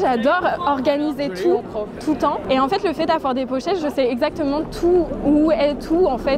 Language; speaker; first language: French; native; French